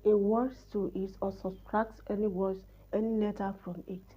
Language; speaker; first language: English; non-native, local second language; Yoruba